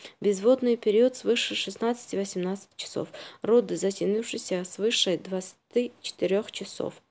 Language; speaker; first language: Russian; non-native, local second language; Uzbek